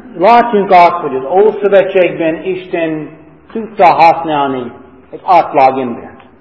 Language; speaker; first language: Hungarian; non-native, fluent; English